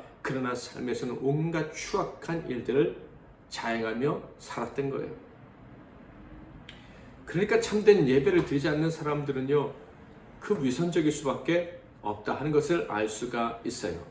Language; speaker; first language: Korean; native; Korean